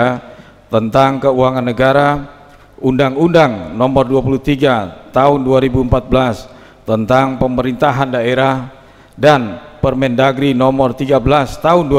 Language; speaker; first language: Indonesian; native; Indonesian